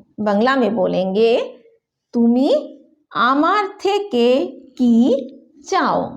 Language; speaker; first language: Hindi; native; Hindi